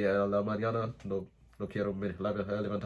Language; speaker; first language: Spanish; non-native, learner; English